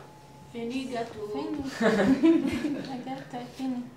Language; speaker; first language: French; non-native, learner; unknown